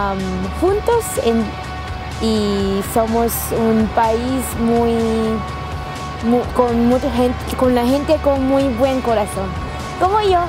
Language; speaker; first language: Spanish; non-native, learner; Korean